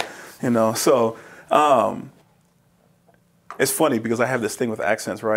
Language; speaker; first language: English; native; English